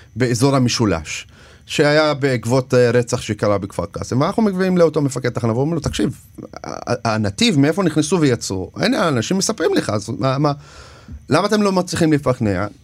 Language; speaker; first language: Hebrew; non-native, local second language; Arabic